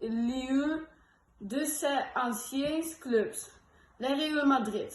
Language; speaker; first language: French; non-native, learner; Dutch